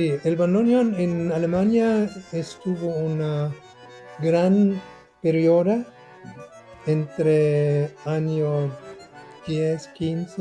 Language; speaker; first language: Spanish; non-native, learner; German